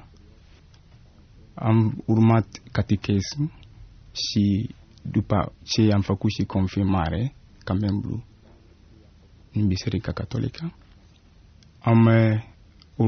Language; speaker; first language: Romanian; non-native, fluent; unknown